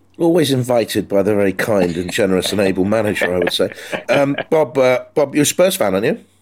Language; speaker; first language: English; native; English